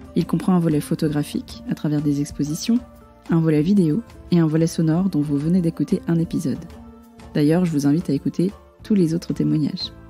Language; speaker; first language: French; native; French